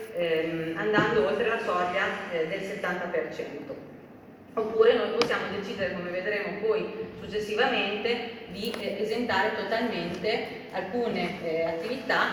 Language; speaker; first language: Italian; native; Italian